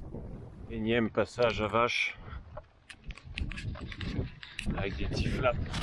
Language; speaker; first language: French; native; French